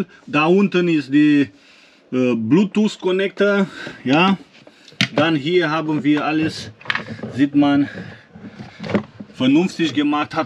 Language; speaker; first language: German; non-native, learner; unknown